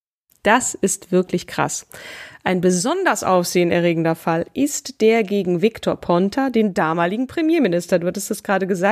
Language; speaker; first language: German; native; German